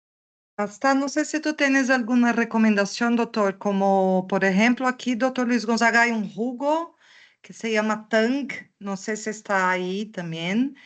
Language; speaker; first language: Spanish; non-native, learner; Portuguese